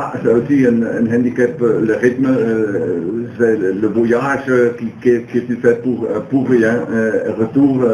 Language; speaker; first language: French; non-native, learner; Dutch